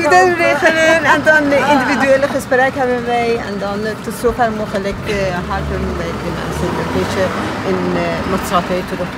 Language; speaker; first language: Dutch; non-native, fluent; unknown